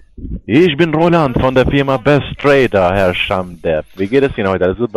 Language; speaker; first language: German; non-native, learner; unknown